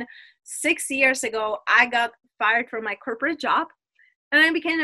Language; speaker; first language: English; non-native, fluent; Czech